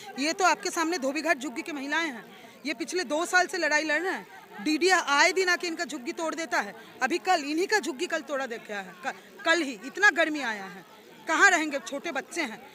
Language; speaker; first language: Hindi; non-native, local second language; Bangla